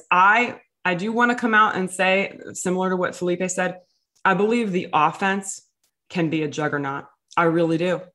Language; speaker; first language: English; native; English